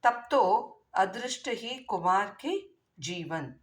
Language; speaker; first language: Hindi; non-native, local second language; Tamil